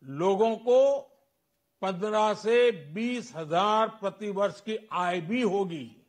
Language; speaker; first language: Hindi; non-native, local second language; Gujarati